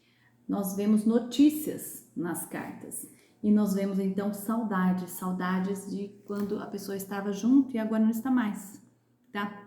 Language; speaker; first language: Portuguese; native; Portuguese